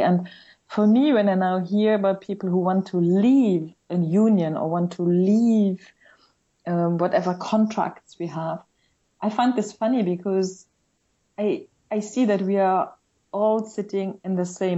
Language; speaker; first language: English; non-native, fluent; German